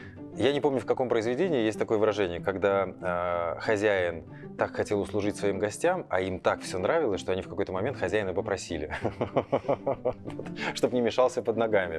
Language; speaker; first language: Russian; native; Russian